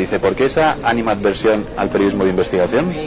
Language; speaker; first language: Spanish; native; Spanish